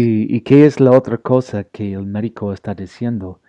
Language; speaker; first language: Spanish; non-native, learner; English